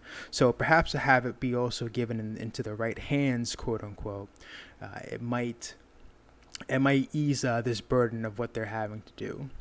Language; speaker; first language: English; native; English